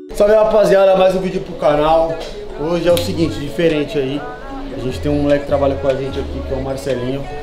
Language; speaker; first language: Portuguese; native; Portuguese